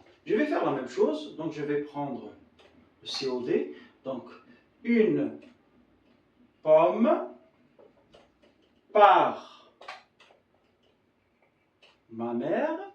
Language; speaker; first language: French; non-native, local second language; Arabic